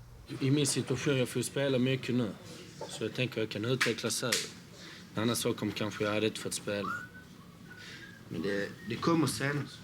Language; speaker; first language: Swedish; early bilingual, other home language; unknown